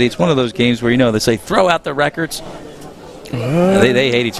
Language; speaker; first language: English; native; English